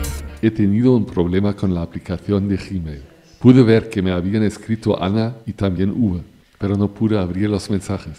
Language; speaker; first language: Spanish; non-native, fluent; German